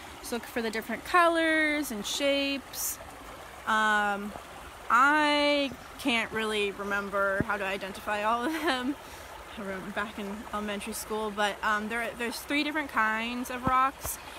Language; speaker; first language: English; native; English